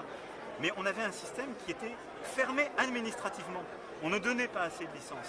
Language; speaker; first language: French; native; French